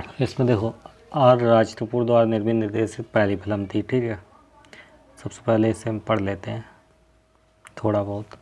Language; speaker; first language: Hindi; native; Hindi